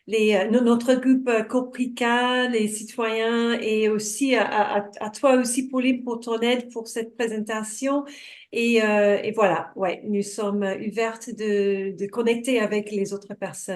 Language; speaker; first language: French; non-native, fluent; English